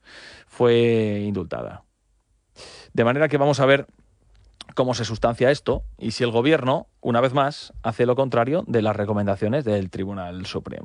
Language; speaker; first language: Spanish; native; Spanish